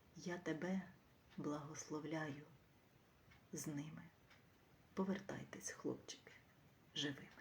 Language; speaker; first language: Ukrainian; native; Ukrainian